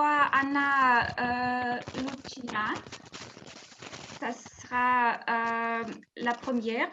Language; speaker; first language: French; non-native, fluent; Russian